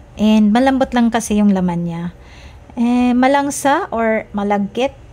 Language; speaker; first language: Filipino; non-native, local second language; Cebuano